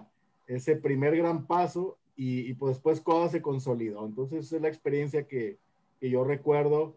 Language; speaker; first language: Spanish; native; Spanish